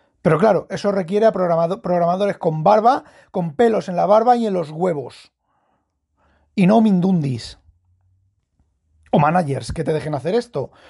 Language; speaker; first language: Spanish; native; Spanish